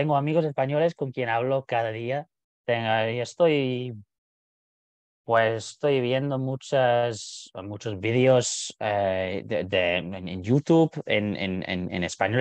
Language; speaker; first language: Spanish; non-native, fluent; English